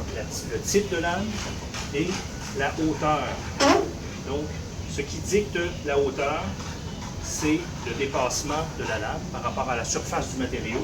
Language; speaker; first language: French; native; French